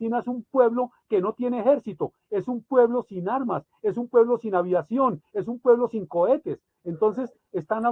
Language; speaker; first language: Spanish; native; Spanish